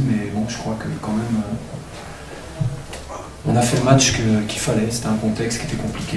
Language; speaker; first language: French; native; French